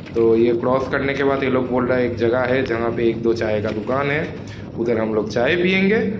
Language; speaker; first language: Hindi; non-native, local second language; Bangla